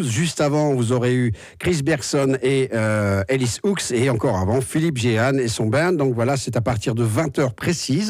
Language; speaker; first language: French; native; French